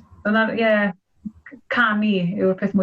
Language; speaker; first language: Welsh; native; Welsh